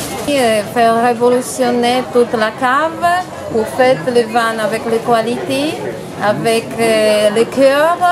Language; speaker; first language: French; non-native, learner; Italian